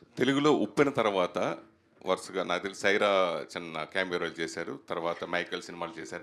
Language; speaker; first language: Telugu; native; Telugu